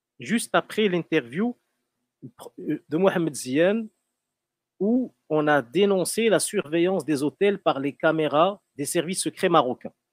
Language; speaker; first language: French; non-native, local second language; Arabic